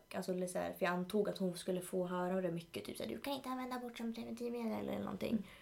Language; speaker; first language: Swedish; early bilingual, other home language; Spanish